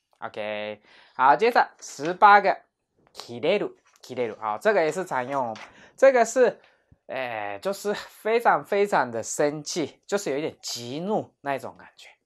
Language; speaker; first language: Chinese; non-native, fluent; Japanese